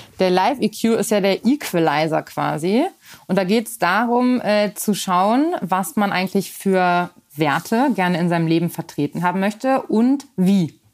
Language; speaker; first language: German; native; German